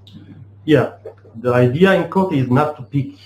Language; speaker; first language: English; non-native, fluent; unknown